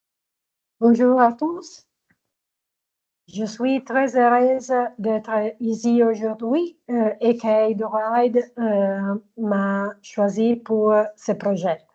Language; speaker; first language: French; non-native, fluent; Italian